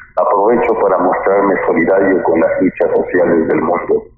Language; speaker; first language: Spanish; native; Spanish